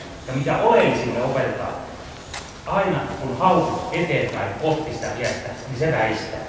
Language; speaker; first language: Finnish; native; Finnish